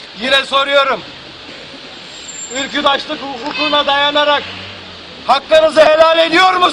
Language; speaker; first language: Turkish; native; Turkish